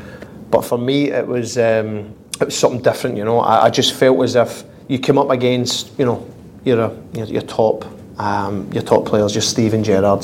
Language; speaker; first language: English; native; English